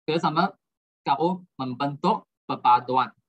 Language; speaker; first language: Malay; non-native, local second language; Chinese